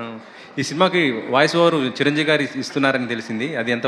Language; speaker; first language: Telugu; native; Telugu